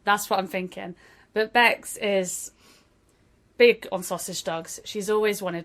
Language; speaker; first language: English; native; English